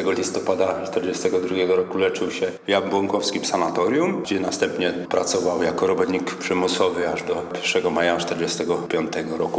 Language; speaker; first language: Polish; native; Polish